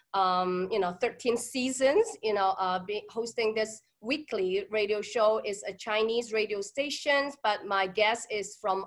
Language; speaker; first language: English; non-native, local second language; Cantonese